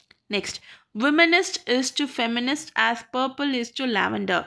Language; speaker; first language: English; non-native, local second language; Tamil